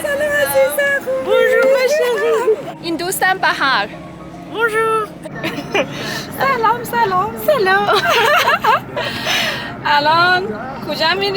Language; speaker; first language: Persian; non-native, learner; Chinese